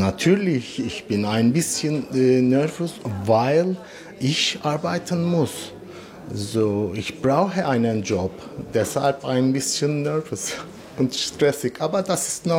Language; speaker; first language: German; non-native, learner; Turkish